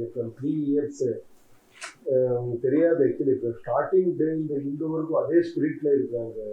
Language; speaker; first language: Tamil; non-native, learner; Kannada